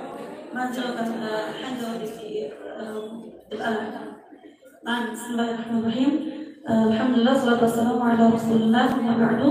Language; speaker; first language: Arabic; non-native, fluent; Indonesian